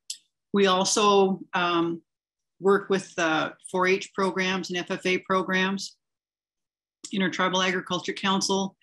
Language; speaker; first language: English; native; English